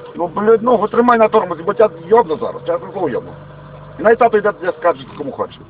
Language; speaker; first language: Ukrainian; native; Ukrainian